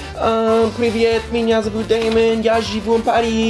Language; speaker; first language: Russian; non-native, learner; English